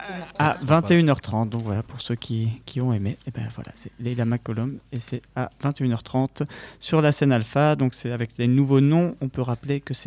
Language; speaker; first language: French; native; French